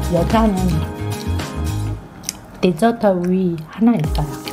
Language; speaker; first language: Korean; non-native, learner; Chinese